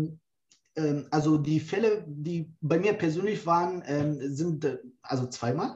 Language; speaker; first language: German; non-native, fluent; Kurdish